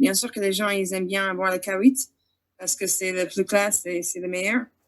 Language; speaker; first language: French; non-native, fluent; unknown